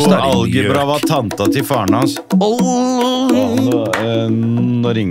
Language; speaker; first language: Norwegian; native; Norwegian